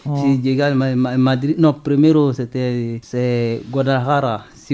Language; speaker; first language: Spanish; non-native, learner; French